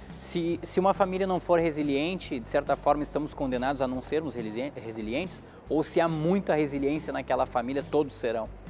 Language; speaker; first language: Portuguese; native; Portuguese